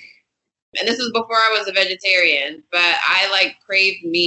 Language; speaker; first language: English; native; English